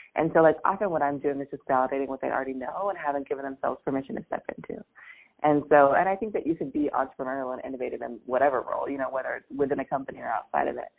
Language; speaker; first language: English; native; English